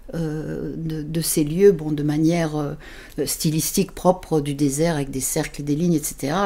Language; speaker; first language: French; native; French